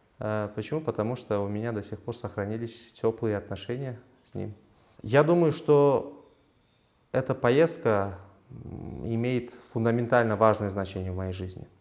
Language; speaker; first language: Russian; non-native, local second language; Uzbek